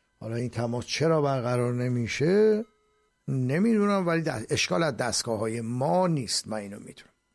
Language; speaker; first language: Persian; native; Persian